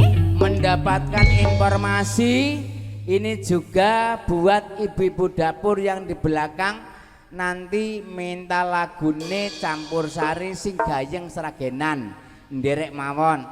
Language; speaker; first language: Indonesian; non-native, local second language; Javanese